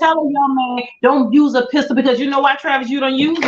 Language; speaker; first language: English; native; English